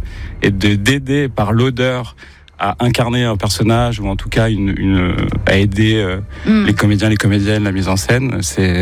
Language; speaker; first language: French; native; French